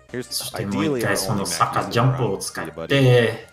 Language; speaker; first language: Japanese; non-native, learner; English